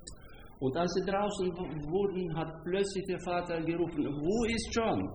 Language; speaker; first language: German; non-native, fluent; Hungarian